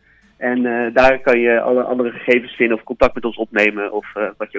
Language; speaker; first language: Dutch; native; Dutch